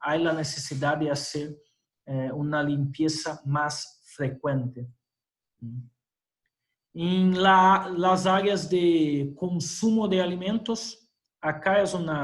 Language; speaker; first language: Spanish; non-native, fluent; Portuguese